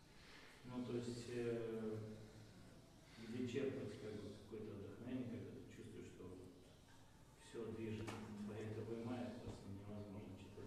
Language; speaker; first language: Russian; native; Russian